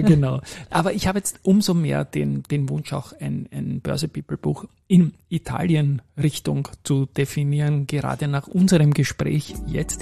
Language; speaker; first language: German; native; German